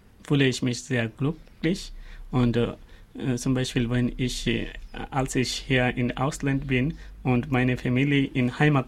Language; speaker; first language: German; non-native, learner; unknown